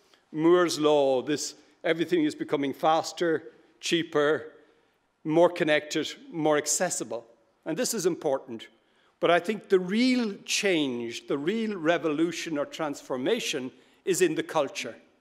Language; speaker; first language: English; native; English